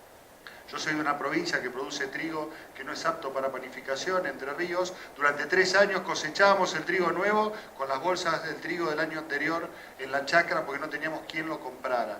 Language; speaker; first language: Spanish; native; Spanish